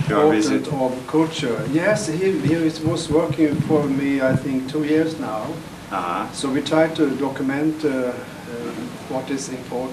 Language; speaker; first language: English; non-native, fluent; Swedish